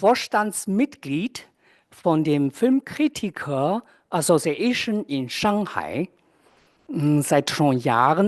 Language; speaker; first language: German; non-native, fluent; Chinese